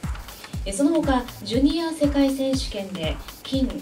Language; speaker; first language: Japanese; native; Japanese